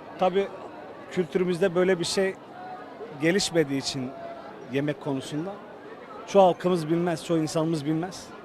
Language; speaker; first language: Turkish; non-native, local second language; Kurdish